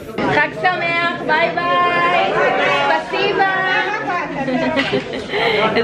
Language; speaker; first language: Hebrew; native; Hebrew